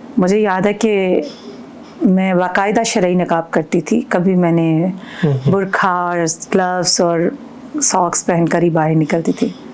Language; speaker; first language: Urdu; non-native, local second language; Punjabi